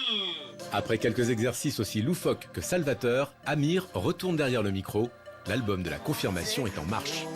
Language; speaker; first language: French; native; French